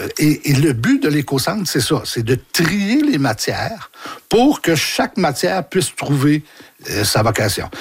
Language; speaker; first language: French; native; French